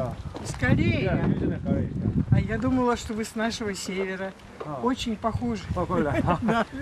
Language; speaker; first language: Russian; native; Russian